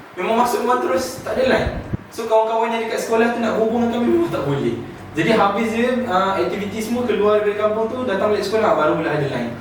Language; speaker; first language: Malay; native; Malay